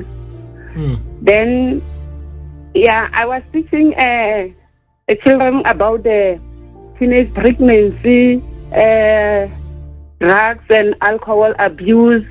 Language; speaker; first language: English; non-native, local second language; Southern Sotho